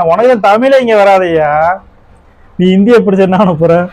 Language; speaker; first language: Tamil; native; Tamil